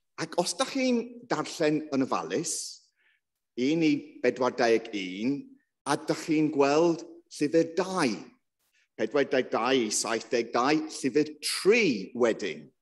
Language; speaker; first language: Welsh; non-native, local second language; English